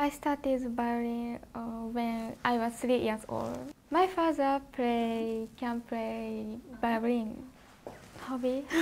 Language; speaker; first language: English; non-native, learner; Japanese